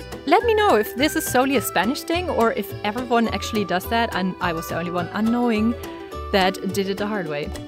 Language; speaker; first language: English; non-native, fluent; German